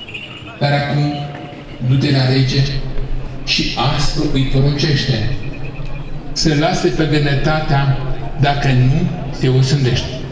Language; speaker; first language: Romanian; native; Romanian